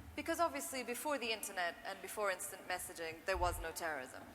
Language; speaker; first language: English; non-native, local second language; Urdu